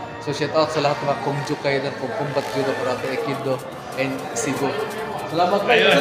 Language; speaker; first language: Filipino; non-native, local second language; Cebuano